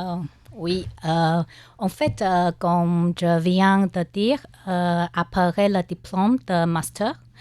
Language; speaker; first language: French; non-native, learner; Chinese